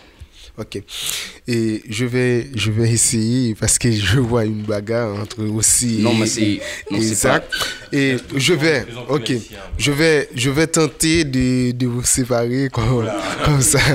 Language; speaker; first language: French; non-native, local second language; Haitian Creole